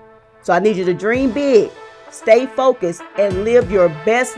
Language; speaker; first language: English; native; English